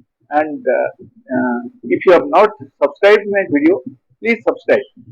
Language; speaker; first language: English; non-native, local second language; Telugu